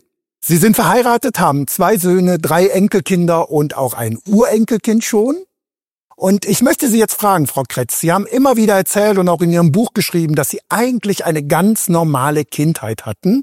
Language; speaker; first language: German; native; German